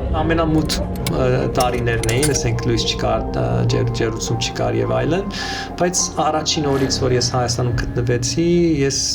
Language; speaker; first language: Armenian; early bilingual, heritage; Armenian